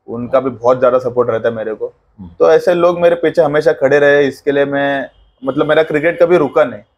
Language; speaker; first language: Hindi; non-native, local second language; Marathi